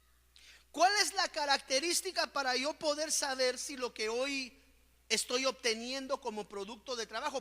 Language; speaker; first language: Spanish; native; Spanish